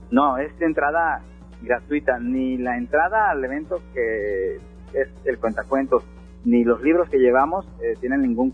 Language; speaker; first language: Spanish; native; Spanish